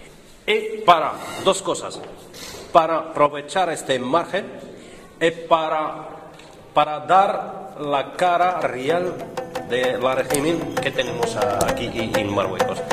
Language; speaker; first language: Spanish; non-native, learner; Arabic